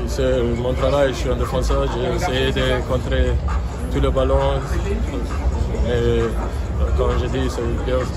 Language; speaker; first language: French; non-native, fluent; English